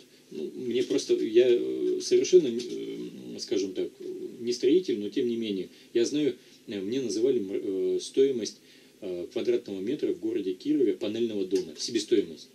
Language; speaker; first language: Russian; native; Russian